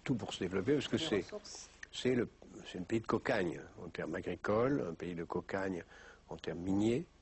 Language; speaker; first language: French; native; French